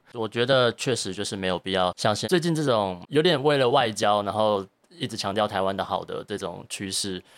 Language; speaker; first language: Chinese; native; Chinese